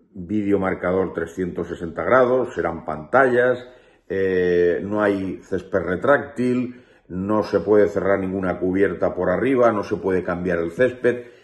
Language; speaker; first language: Spanish; native; Spanish